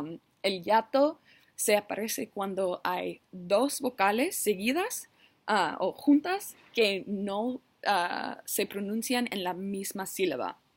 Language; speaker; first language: Spanish; non-native, learner; English